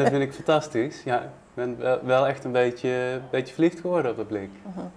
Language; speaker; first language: Dutch; native; Dutch